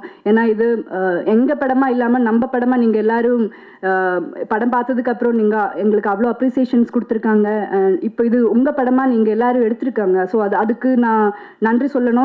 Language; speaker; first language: Tamil; non-native, fluent; Malayalam